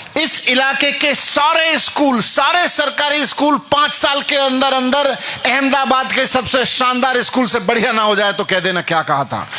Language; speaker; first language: Hindi; native; Hindi